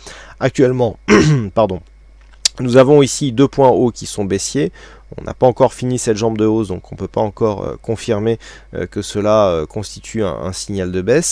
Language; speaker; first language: French; native; French